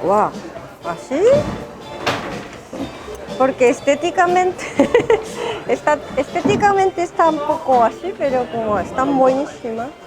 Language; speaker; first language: Spanish; non-native, fluent; Japanese